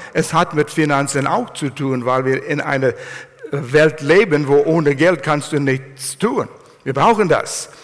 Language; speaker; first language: German; non-native, fluent; English